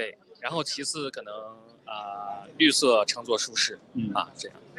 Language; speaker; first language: Chinese; native; Chinese